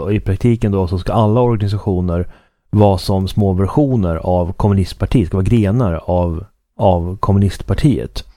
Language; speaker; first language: Swedish; native; Swedish